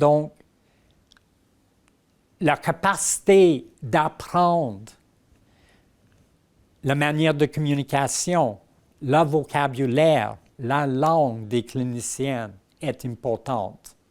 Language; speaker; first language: French; non-native, fluent; English